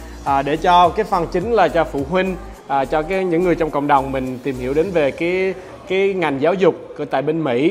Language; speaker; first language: Vietnamese; early bilingual, heritage; Vietnamese